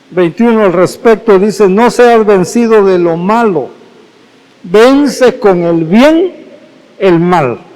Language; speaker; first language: Spanish; native; Spanish